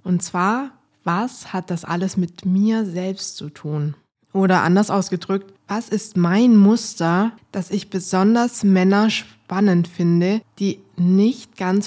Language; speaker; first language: German; native; German